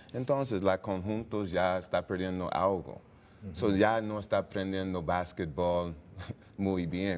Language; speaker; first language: Spanish; non-native, learner; English